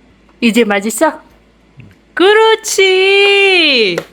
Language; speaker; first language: Korean; non-native, learner; Cebuano